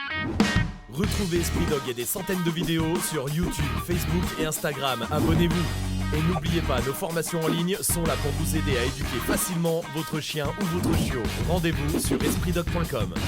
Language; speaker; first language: French; native; French